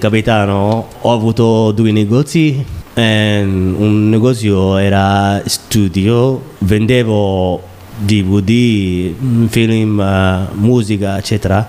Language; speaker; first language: Italian; non-native, learner; Somali